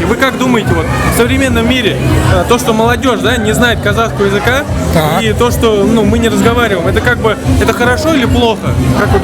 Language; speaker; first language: Russian; native; Russian